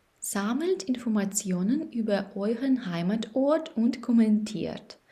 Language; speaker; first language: German; non-native, fluent; Ukrainian